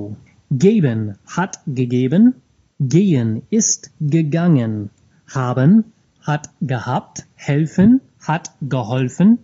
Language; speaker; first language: German; non-native, fluent; English